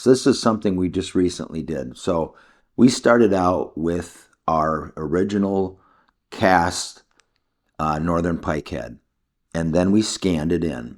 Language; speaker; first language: English; native; English